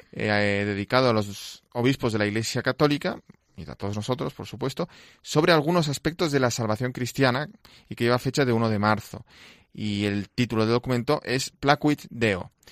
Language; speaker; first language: Spanish; non-native, local second language; Catalan